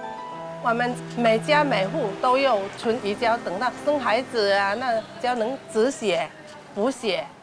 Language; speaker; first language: Chinese; non-native, local second language; Min Nan Chinese